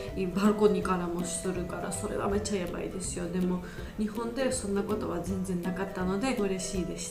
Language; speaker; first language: Japanese; non-native, learner; Georgian